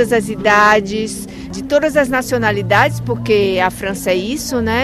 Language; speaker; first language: Portuguese; native; Portuguese